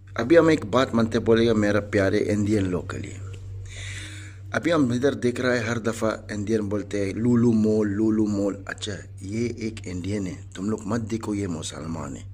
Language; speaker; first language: Hindi; non-native, learner; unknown